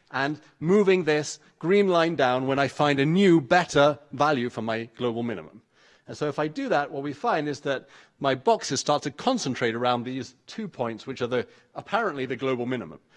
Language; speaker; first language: English; native; English